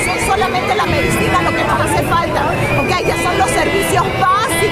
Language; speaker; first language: Spanish; native; Spanish